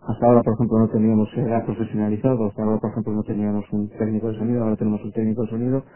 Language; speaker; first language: Spanish; non-native, local second language; Basque